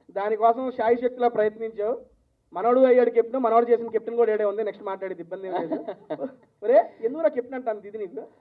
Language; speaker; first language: Telugu; native; Telugu